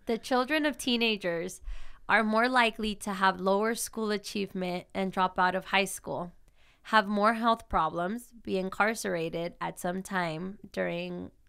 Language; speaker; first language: English; early bilingual, other home language; Spanish